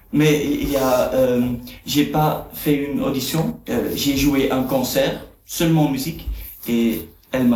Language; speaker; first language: French; non-native, learner; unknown